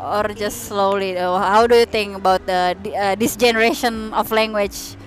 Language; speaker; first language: English; non-native, fluent; Indonesian